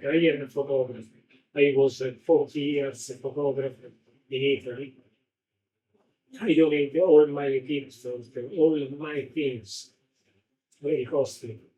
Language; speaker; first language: English; non-native, learner; Italian